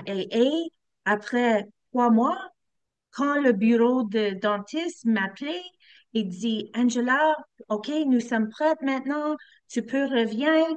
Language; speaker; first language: French; non-native, learner; English